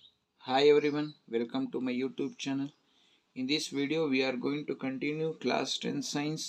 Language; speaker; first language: English; non-native, local second language; Kannada